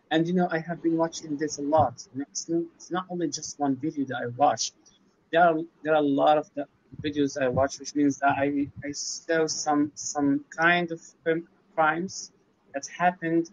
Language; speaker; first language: English; non-native, learner; Arabic